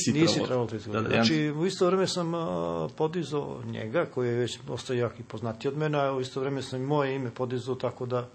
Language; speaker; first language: Serbian; native; Serbian